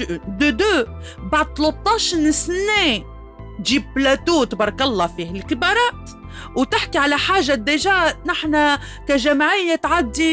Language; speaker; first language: Arabic; native; Arabic